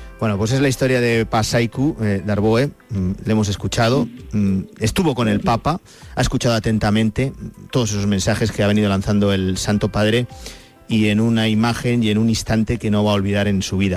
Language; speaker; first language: Spanish; native; Spanish